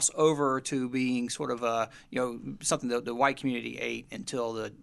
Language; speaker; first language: English; native; English